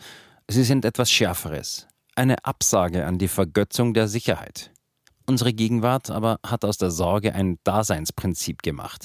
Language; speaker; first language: German; native; German